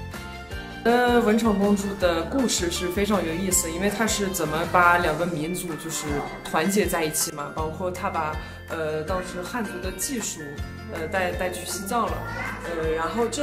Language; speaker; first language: Chinese; non-native, fluent; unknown